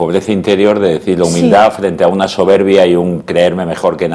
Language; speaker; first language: Spanish; native; Spanish